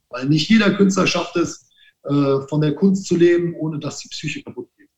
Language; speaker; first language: German; native; German